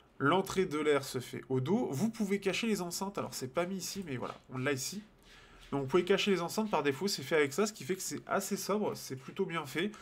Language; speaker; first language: French; native; French